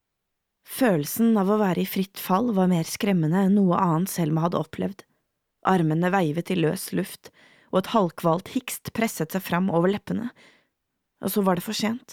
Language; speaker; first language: Norwegian; native; Norwegian